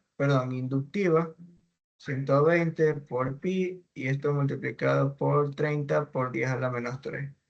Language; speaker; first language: Spanish; native; Spanish